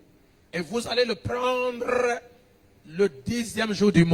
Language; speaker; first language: French; non-native, local second language; Lingala